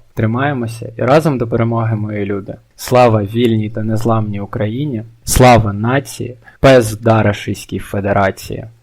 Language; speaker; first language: Ukrainian; non-native, local second language; Russian